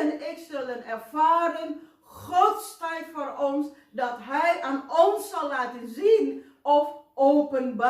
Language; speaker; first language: Dutch; non-native, fluent; Indonesian